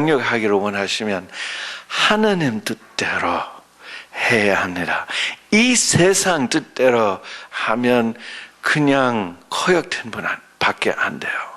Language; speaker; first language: Korean; early bilingual, other home language; English